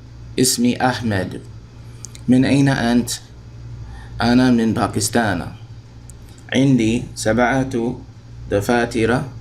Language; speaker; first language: Arabic; non-native, fluent; English